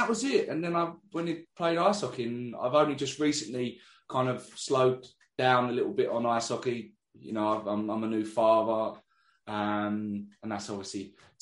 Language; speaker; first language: English; native; English